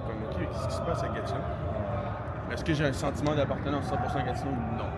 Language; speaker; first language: French; native; French